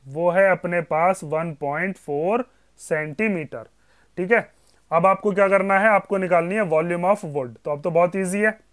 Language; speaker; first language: Hindi; native; Hindi